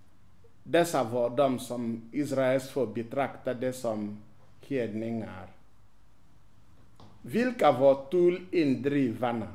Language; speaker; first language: Swedish; non-native, fluent; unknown